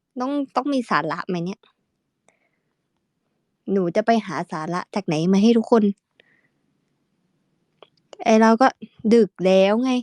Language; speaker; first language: Thai; native; Thai